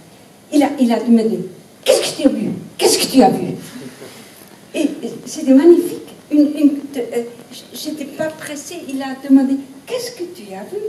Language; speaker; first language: French; non-native, learner; German